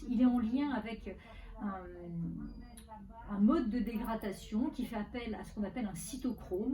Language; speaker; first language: French; native; French